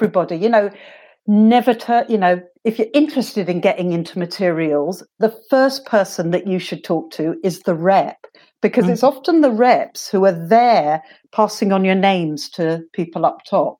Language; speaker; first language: English; native; English